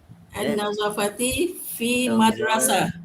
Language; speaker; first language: Arabic; non-native, learner; Malay